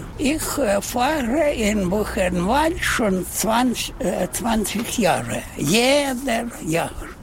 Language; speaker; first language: German; non-native, learner; Russian